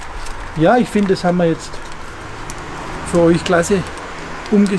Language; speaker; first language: German; native; German